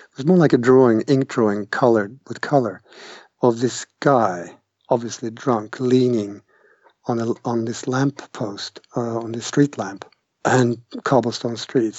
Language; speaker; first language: English; non-native, fluent; Norwegian